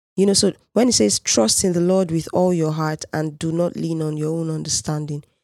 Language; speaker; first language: English; non-native, local second language; Yoruba